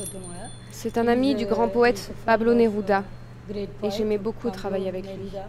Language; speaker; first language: French; non-native, fluent; Malayalam